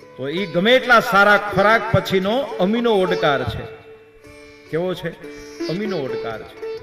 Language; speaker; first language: Gujarati; native; Gujarati